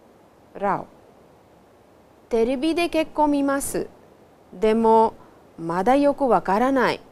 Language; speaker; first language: Japanese; non-native, fluent; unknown